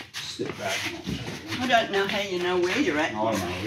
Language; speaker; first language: English; native; English